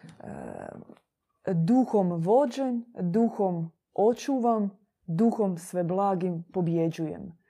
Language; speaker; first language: Croatian; native; Croatian